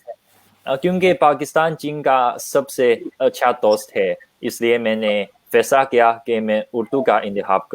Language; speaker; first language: Hindi; non-native, learner; Chinese